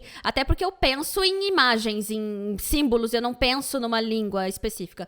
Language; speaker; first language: Portuguese; native; Portuguese